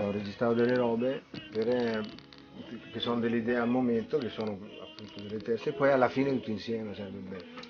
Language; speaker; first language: Italian; native; Italian